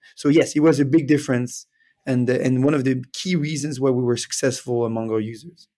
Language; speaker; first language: English; non-native, fluent; French